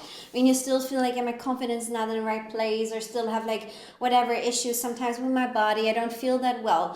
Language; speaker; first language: English; non-native, fluent; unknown